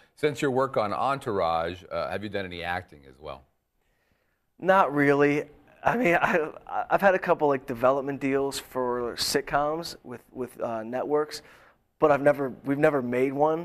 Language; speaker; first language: English; native; English